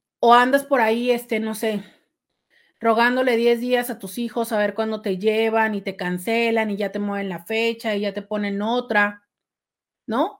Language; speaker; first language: Spanish; native; Spanish